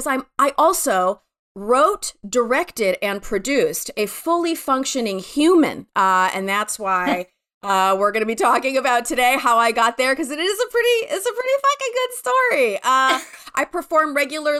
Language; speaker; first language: English; native; English